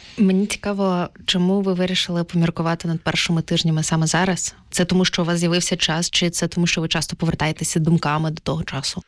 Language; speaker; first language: Ukrainian; non-native, local second language; Russian